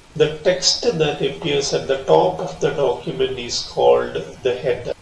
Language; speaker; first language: English; non-native, local second language; Malayalam